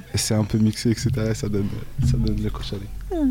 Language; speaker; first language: French; early bilingual, other home language; Arabic